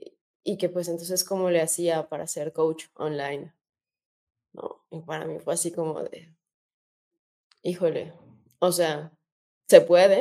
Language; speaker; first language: Spanish; native; Spanish